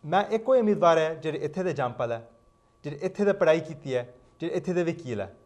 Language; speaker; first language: Punjabi; early bilingual, heritage; Punjabi